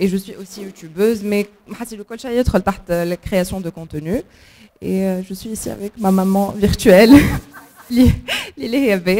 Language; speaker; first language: French; non-native, local second language; Arabic